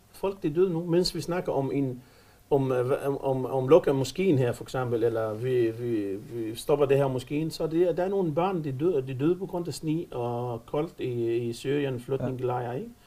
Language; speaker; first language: Danish; non-native, fluent; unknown